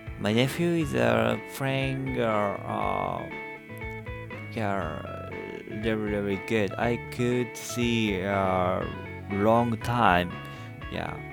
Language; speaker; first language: English; non-native, learner; Japanese